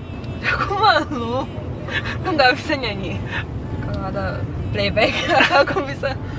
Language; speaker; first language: Indonesian; non-native, fluent; Bulgarian